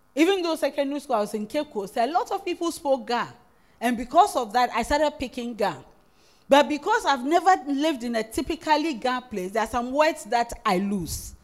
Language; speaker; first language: English; non-native, local second language; Akan